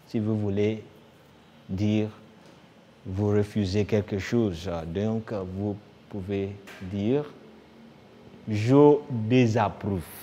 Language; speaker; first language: French; non-native, fluent; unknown